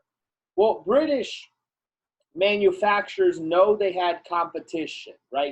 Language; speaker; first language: English; native; English